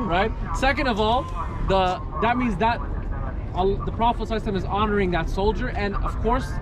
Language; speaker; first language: English; native; English